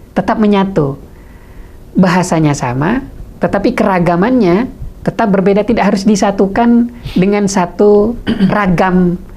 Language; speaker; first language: Indonesian; non-native, local second language; Madurese